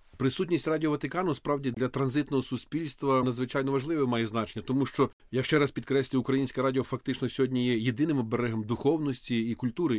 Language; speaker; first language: Ukrainian; native; Ukrainian